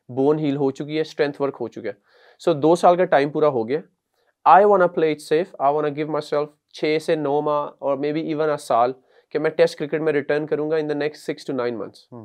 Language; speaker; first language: Urdu; native; Urdu